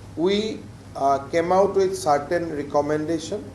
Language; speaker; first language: English; non-native, local second language; Assamese